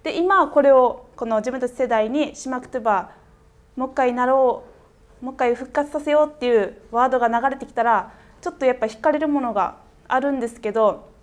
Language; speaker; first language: Japanese; native; Japanese